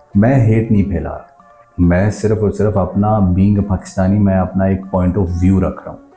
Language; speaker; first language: Urdu; native; Urdu